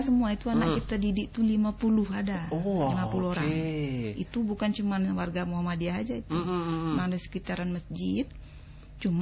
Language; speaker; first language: Indonesian; native; Indonesian